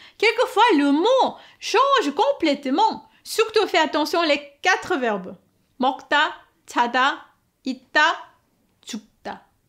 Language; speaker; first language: French; non-native, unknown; Korean